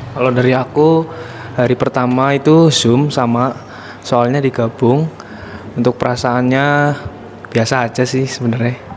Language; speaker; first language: Indonesian; native; Indonesian